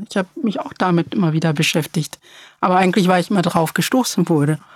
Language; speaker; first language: German; early bilingual, other home language; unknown